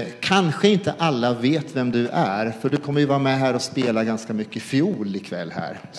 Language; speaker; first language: Swedish; native; Swedish